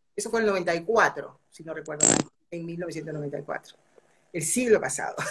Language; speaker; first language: Spanish; native; Spanish